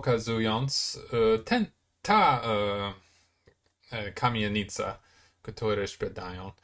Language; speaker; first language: Polish; non-native, fluent; English